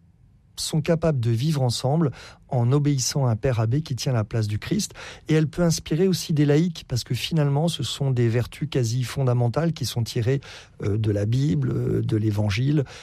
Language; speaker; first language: French; native; French